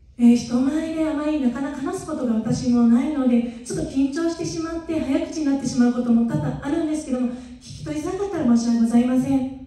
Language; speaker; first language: Japanese; native; Japanese